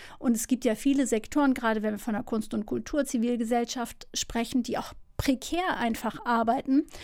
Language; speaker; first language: German; early bilingual, other home language; Turkish